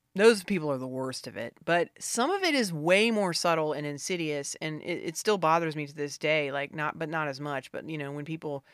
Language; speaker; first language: English; native; English